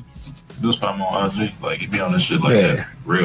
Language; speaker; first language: English; native; English